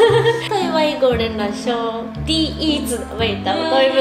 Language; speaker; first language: Chinese; non-native, learner; Japanese